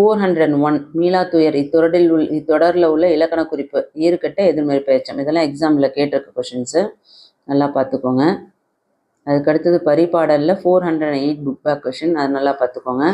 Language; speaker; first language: Tamil; native; Tamil